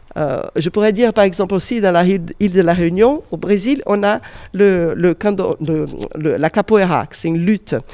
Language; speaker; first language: French; non-native, fluent; Portuguese